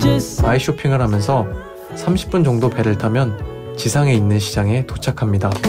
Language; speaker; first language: Korean; native; Korean